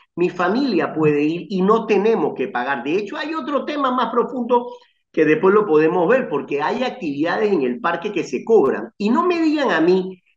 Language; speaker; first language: Spanish; native; Spanish